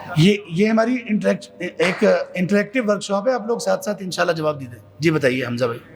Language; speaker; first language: Urdu; non-native, local second language; Punjabi